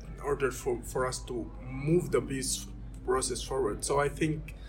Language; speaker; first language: English; non-native, fluent; Arabic